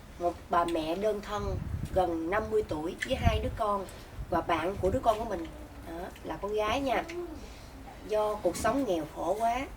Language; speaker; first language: Vietnamese; native; Vietnamese